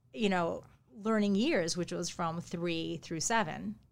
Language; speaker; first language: English; early bilingual, other home language; Japanese